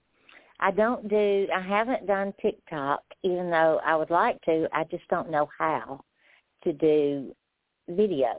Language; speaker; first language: English; native; English